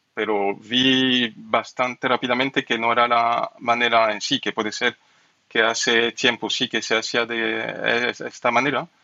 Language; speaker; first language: Spanish; non-native, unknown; French